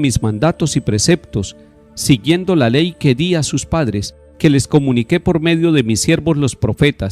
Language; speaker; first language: Spanish; native; Spanish